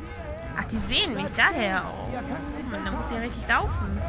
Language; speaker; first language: German; native; German